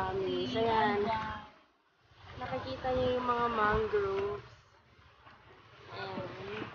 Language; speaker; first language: Filipino; non-native, local second language; Cebuano